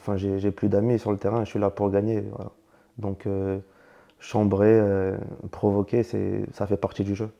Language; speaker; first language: French; native; French